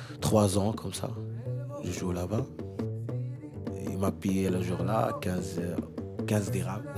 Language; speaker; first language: French; non-native, learner; Arabic